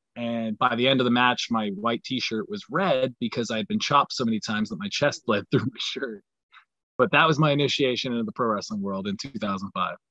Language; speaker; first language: English; native; English